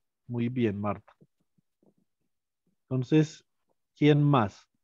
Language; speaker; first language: Spanish; native; Spanish